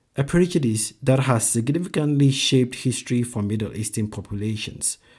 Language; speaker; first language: English; non-native, local second language; Akan